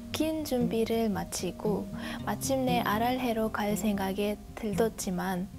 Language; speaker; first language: Korean; non-native, fluent; Uzbek